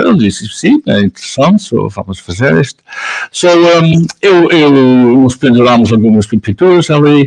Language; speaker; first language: Portuguese; non-native, learner; Dutch